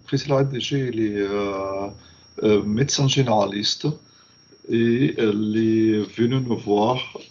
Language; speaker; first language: French; non-native, fluent; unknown